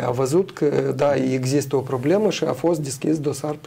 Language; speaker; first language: Romanian; non-native, local second language; Russian